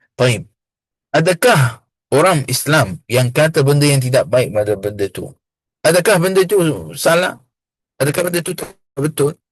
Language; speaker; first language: Malay; non-native, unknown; Arabic